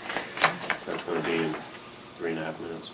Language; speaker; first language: English; native; English